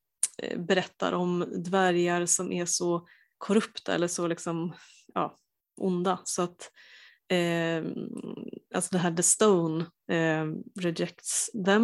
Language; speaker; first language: Swedish; native; Swedish